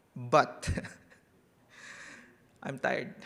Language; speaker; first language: English; non-native, local second language; Filipino